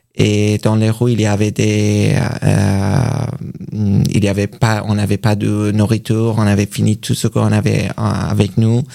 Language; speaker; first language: French; non-native, learner; Persian